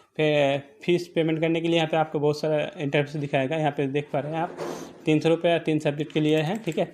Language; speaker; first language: Hindi; non-native, local second language; Bangla